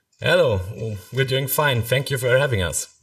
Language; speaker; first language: English; non-native, fluent; German